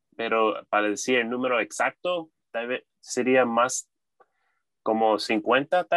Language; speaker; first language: Spanish; early bilingual, heritage; Spanish